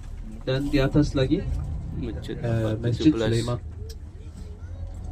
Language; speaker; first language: Indonesian; non-native, fluent; Turkish